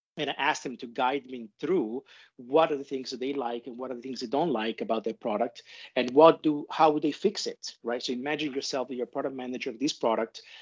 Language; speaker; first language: English; non-native, fluent; Italian